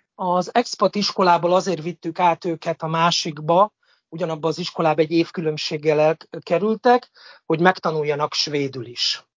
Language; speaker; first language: Hungarian; native; Hungarian